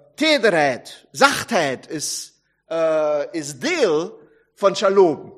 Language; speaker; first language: Dutch; non-native, fluent; German